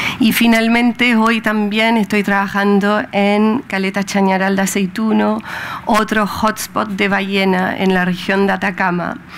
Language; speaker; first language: Spanish; non-native, fluent; English